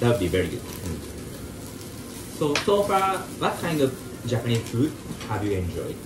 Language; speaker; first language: English; non-native, learner; Japanese